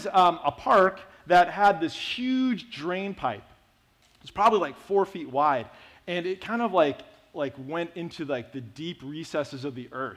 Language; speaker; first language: English; native; English